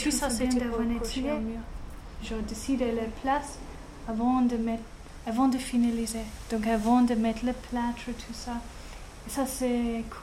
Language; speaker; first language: French; non-native, fluent; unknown